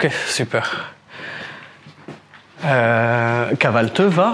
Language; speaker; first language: Turkish; non-native, learner; French